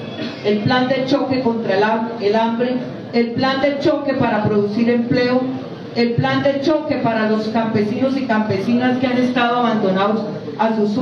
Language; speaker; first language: Spanish; native; Spanish